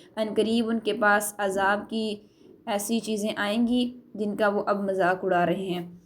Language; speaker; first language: Urdu; native; Urdu